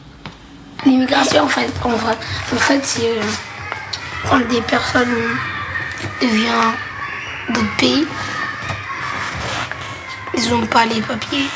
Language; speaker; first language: French; early bilingual, other home language; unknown